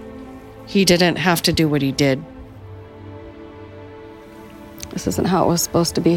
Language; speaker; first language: English; native; English